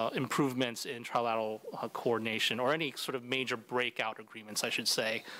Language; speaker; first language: English; native; English